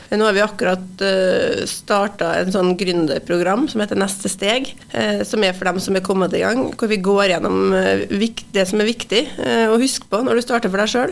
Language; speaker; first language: Norwegian; native; Norwegian